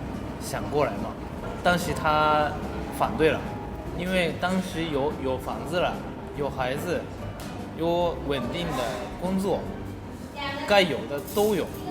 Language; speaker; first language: Chinese; non-native, fluent; Japanese